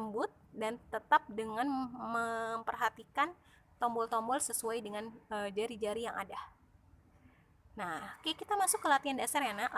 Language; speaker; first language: Indonesian; native; Indonesian